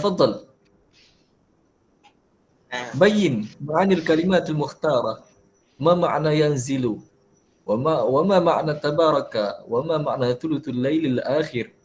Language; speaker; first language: Arabic; non-native, fluent; Malay